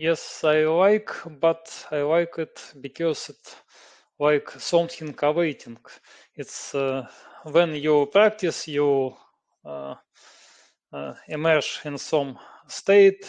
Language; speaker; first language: English; non-native, learner; Russian